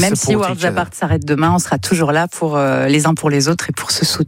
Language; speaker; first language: French; native; French